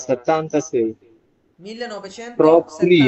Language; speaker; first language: Italian; non-native, learner; Bangla